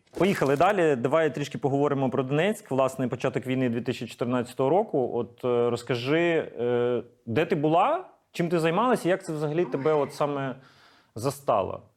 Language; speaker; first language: Ukrainian; native; Ukrainian